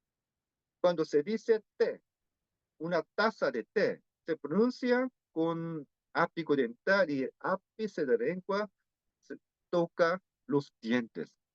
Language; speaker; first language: Spanish; non-native, fluent; Korean